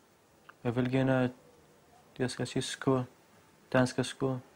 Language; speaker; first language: Danish; non-native, learner; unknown